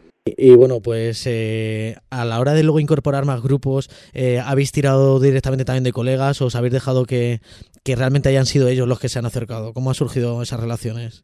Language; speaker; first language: Spanish; native; Spanish